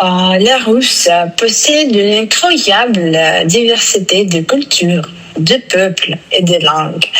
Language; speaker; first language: French; non-native, fluent; Russian